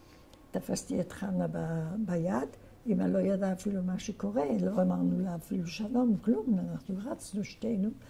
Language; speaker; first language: Hebrew; non-native, fluent; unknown